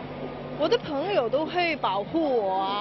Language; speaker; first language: Chinese; non-native, local second language; Cantonese